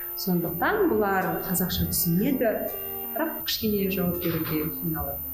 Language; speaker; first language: Kazakh; non-native, local second language; Russian